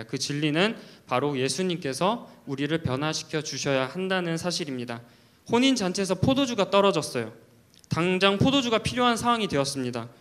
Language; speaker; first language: Korean; native; Korean